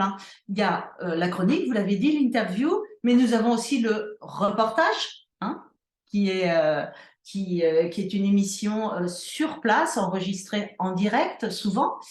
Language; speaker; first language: French; native; French